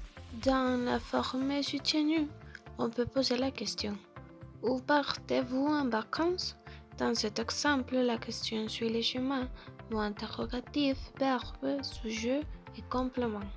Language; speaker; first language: French; non-native, learner; Spanish